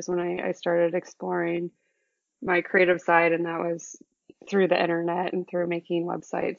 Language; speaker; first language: English; native; English